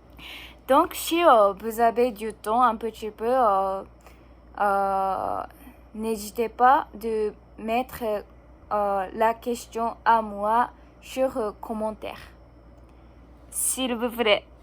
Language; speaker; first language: French; non-native, learner; Japanese